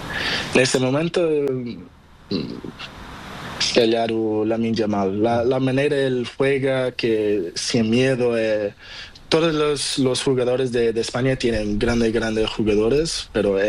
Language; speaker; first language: Spanish; non-native, learner; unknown